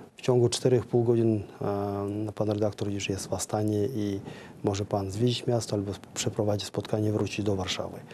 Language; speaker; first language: Polish; non-native, fluent; Kazakh